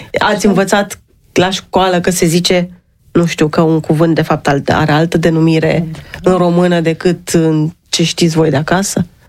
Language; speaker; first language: Romanian; native; Romanian